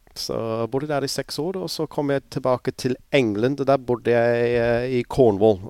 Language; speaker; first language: Norwegian; non-native, fluent; English